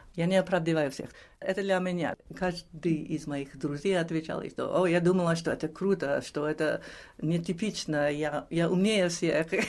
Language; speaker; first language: Russian; non-native, fluent; English